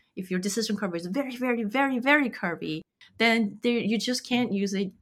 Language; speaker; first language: English; non-native, fluent; Korean